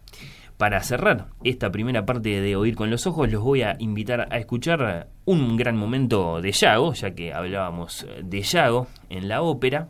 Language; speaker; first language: Spanish; native; Spanish